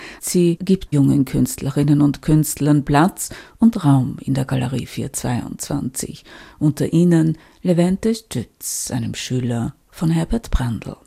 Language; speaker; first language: German; native; German